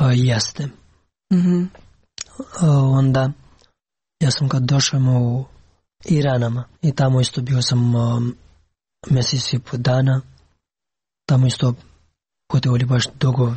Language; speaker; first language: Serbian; non-native, learner; Pashto